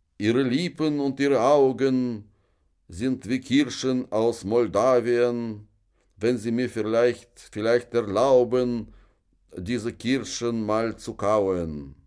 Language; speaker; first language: German; non-native, fluent; Russian